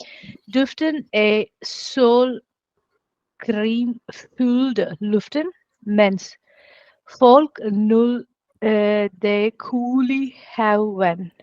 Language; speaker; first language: Danish; non-native, learner; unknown